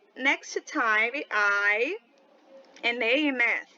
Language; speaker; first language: English; non-native, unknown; Portuguese